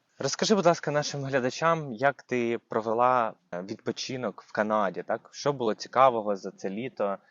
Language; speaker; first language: Ukrainian; native; Ukrainian